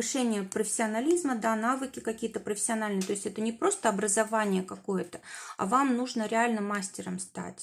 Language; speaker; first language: Russian; native; Russian